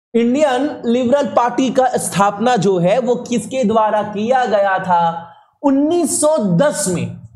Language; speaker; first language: Hindi; native; Hindi